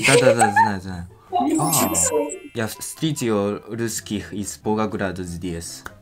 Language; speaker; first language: Russian; non-native, fluent; Japanese